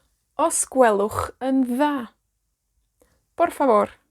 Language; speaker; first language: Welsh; non-native, fluent; Spanish